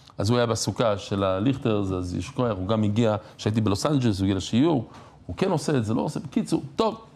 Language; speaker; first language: Hebrew; non-native, fluent; English